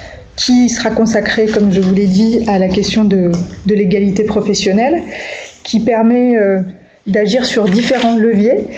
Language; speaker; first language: French; native; French